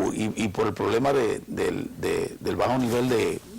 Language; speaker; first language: Spanish; native; Spanish